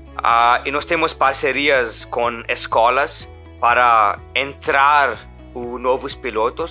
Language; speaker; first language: Portuguese; non-native, learner; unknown